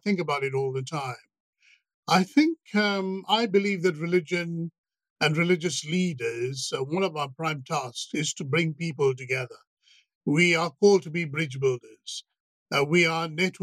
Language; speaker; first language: English; native; English